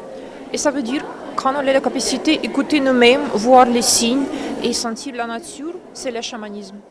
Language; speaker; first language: French; non-native, learner; Russian